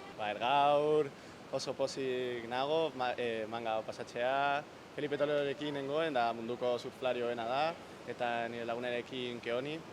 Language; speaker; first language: Basque; non-native, local second language; Spanish